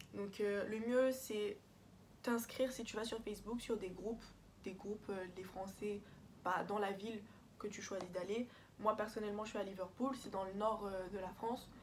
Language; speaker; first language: French; early bilingual, other home language; Portuguese